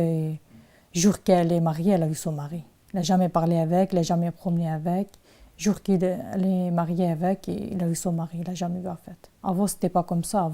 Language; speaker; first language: French; non-native, learner; Turkish